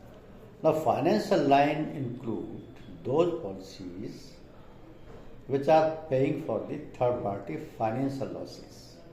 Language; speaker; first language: English; non-native, local second language; Hindi